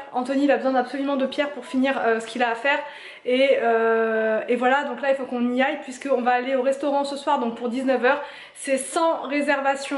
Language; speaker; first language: French; native; French